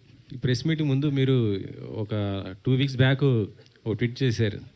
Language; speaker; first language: Telugu; native; Telugu